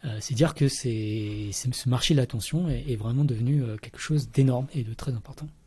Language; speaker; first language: French; early bilingual, other home language; Vietnamese